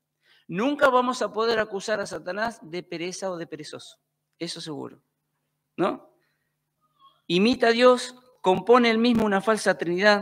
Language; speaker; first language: Spanish; native; Spanish